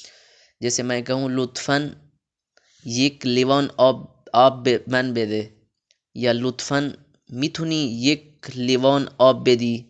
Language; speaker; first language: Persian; non-native, fluent; Urdu